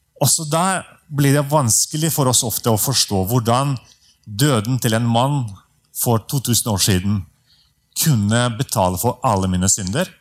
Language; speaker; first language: Norwegian; non-native, fluent; Russian